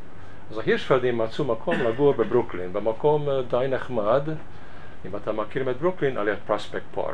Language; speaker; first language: Hebrew; non-native, fluent; Hungarian